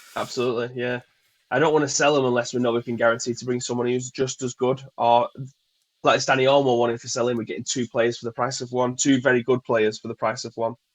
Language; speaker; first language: English; native; English